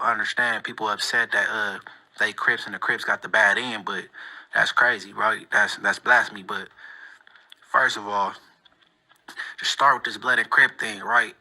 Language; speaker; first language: English; native; English